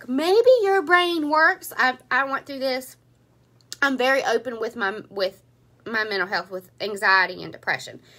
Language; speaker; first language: English; native; English